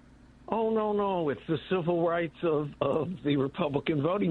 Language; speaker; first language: English; native; English